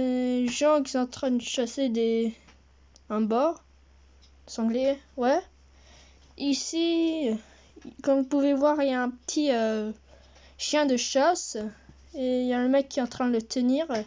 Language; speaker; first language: French; early bilingual, heritage; French